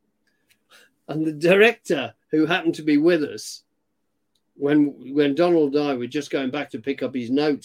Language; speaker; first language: English; native; English